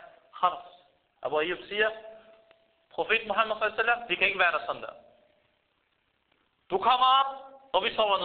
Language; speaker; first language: Danish; early bilingual, other home language; Arabic